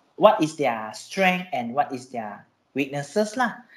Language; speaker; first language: English; non-native, local second language; Chinese